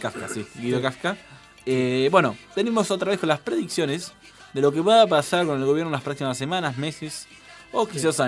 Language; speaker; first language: Spanish; native; Spanish